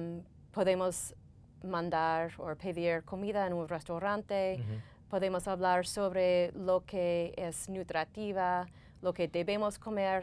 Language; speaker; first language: Spanish; non-native, fluent; English